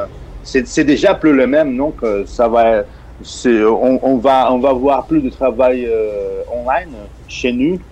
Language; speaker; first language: French; non-native, fluent; Portuguese